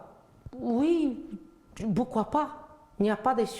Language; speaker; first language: French; non-native, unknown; Chinese